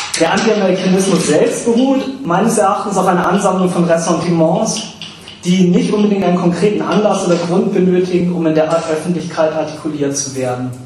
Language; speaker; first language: German; early bilingual, other home language; English